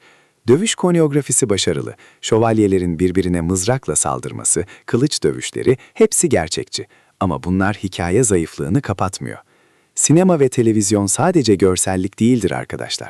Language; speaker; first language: Turkish; native; Turkish